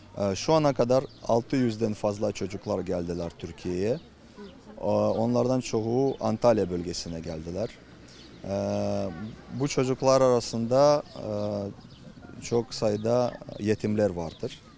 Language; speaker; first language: Turkish; non-native, fluent; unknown